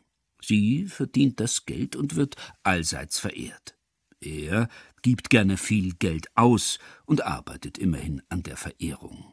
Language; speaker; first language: German; native; German